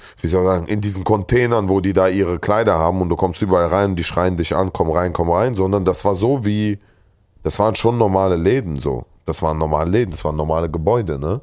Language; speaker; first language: German; early bilingual, other home language; Russian